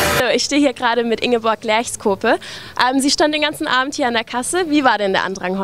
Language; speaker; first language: German; native; German